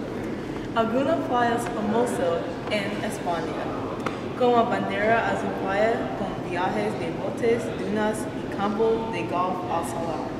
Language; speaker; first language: Spanish; non-native, learner; English